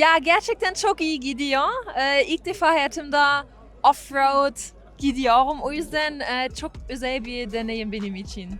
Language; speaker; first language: Turkish; non-native, fluent; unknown